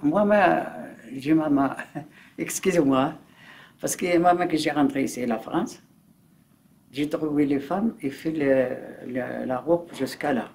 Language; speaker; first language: French; non-native, learner; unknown